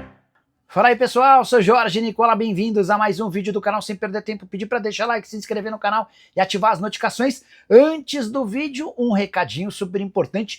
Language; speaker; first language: Portuguese; native; Portuguese